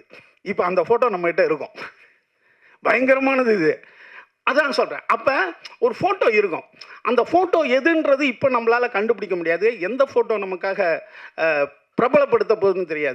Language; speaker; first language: Tamil; native; Tamil